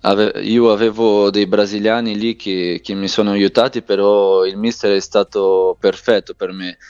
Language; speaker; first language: Italian; non-native, fluent; Portuguese